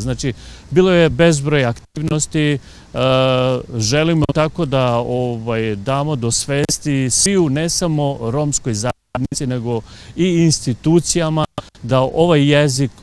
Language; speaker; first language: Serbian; non-native, local second language; Romany